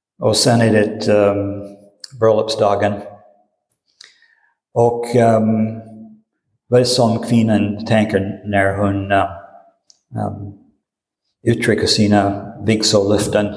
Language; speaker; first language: Swedish; non-native, fluent; English